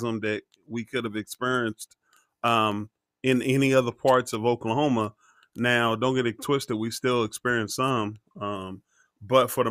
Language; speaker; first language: English; native; English